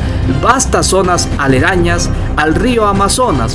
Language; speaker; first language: Spanish; native; Spanish